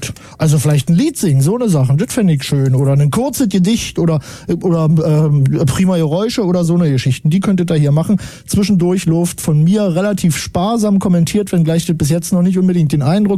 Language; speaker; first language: German; native; German